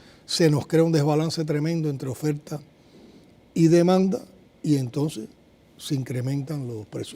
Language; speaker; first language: Spanish; native; Spanish